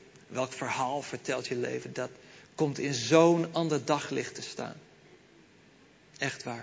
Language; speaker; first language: Dutch; native; Dutch